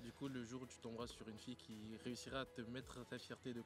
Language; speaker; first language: French; native; French